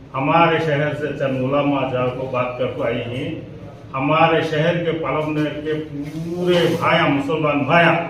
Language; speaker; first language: Hindi; non-native, local second language; Urdu